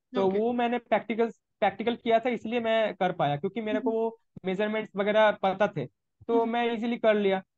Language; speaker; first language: Hindi; non-native, local second language; Bangla